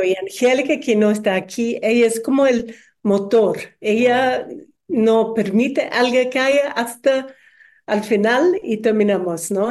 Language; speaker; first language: Spanish; non-native, learner; English